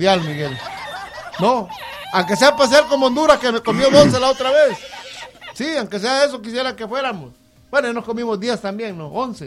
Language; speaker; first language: Spanish; native; Spanish